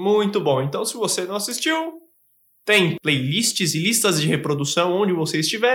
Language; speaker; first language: Portuguese; native; Portuguese